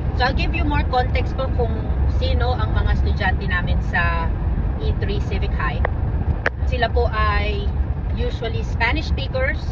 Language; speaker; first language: Filipino; native; Filipino